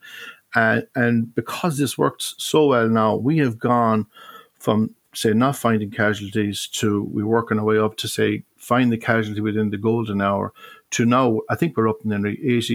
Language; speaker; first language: English; native; English